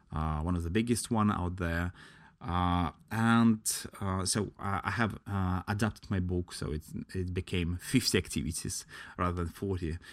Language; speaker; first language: English; non-native, fluent; Latvian